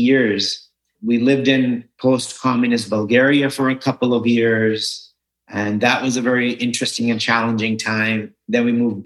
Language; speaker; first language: English; native; English